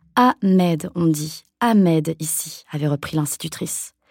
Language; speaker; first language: French; native; French